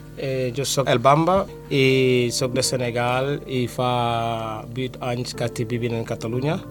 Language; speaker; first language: Catalan; non-native, learner; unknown